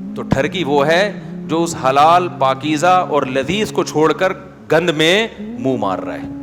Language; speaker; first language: Urdu; native; Urdu